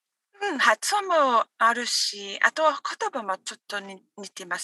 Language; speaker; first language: Japanese; non-native, learner; English